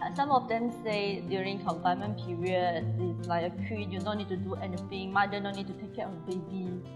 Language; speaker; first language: English; non-native, local second language; Chinese